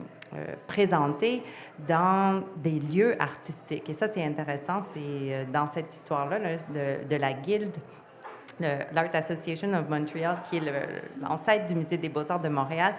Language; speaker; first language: French; native; French